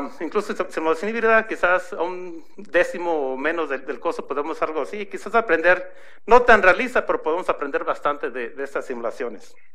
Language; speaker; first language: Spanish; early bilingual, heritage; Spanish